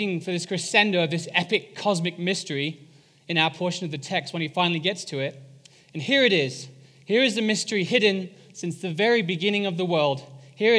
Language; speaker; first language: English; native; English